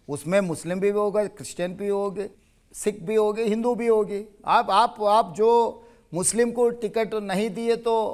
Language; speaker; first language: Hindi; non-native, local second language; Telugu